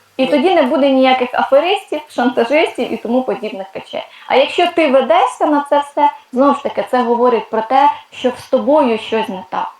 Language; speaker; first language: Ukrainian; non-native, local second language; Russian